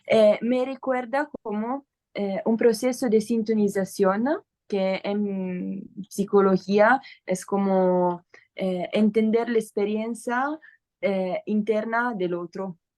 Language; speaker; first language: Spanish; non-native, learner; Italian